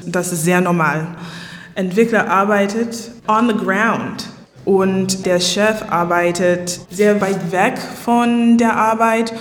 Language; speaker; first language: German; non-native, learner; English